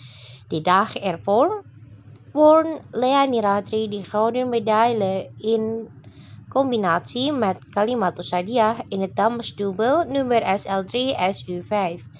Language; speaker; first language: Dutch; non-native, fluent; Indonesian